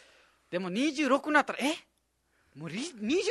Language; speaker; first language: Japanese; non-native, fluent; Nepali